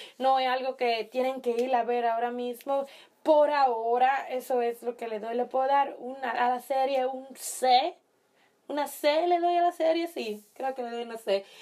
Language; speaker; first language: Spanish; early bilingual, heritage; Spanish